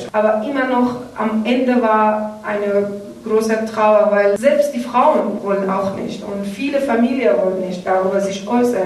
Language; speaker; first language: German; non-native, learner; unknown